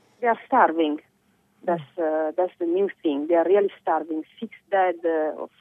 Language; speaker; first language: English; non-native, fluent; Italian